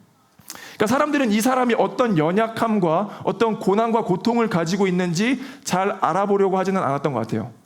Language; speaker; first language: Korean; native; Korean